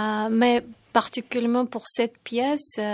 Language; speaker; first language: French; non-native, fluent; Tajik